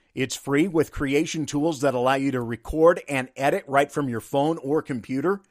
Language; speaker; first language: English; native; English